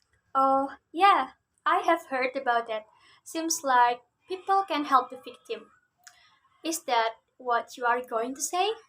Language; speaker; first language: English; non-native, learner; Indonesian